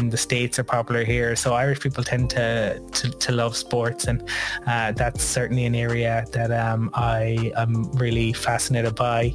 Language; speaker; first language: English; native; English